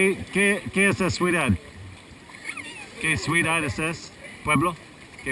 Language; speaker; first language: Spanish; non-native, learner; English